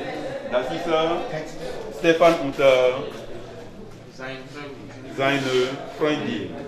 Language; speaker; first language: German; non-native, learner; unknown